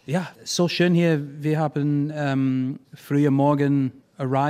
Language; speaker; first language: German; non-native, learner; English